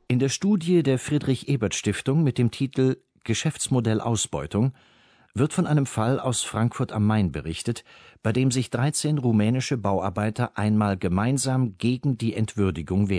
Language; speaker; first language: German; native; German